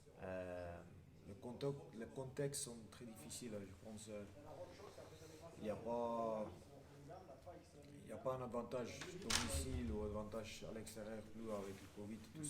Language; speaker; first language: French; non-native, fluent; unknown